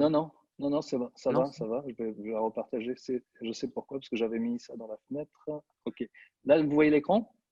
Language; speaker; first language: French; native; French